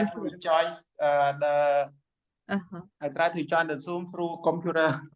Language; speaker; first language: English; non-native, fluent; Khmer